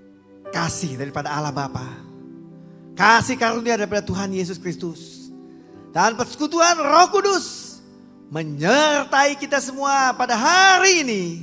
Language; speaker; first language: Indonesian; native; Indonesian